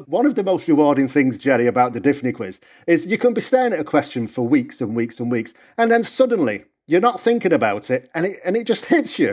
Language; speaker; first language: English; native; English